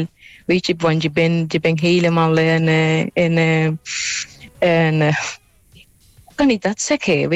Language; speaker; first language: Dutch; non-native, fluent; Spanish